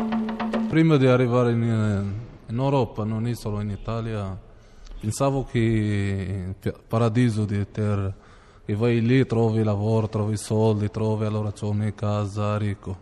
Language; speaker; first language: Italian; non-native, fluent; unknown